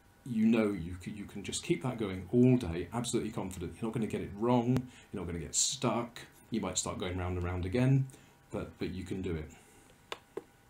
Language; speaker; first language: English; native; English